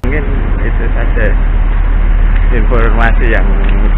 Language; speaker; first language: Indonesian; native; Indonesian